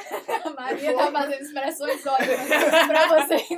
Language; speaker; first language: Portuguese; native; Portuguese